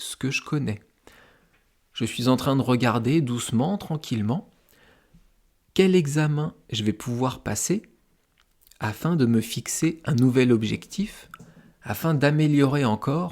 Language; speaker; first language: French; native; French